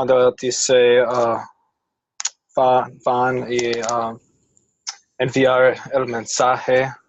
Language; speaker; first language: Spanish; non-native, fluent; English